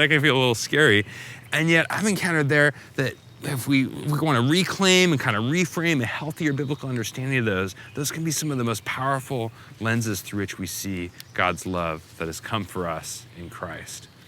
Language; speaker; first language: English; native; English